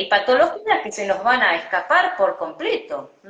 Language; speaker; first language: Spanish; native; Spanish